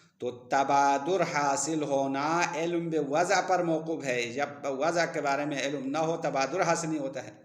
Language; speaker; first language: Urdu; non-native, local second language; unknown